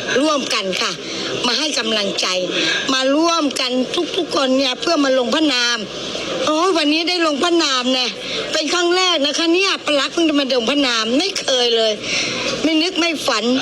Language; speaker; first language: Thai; native; Thai